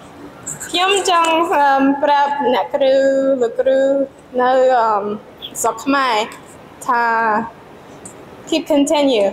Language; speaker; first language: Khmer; early bilingual, heritage; Khmer